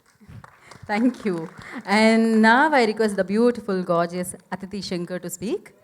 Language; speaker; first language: Telugu; native; Telugu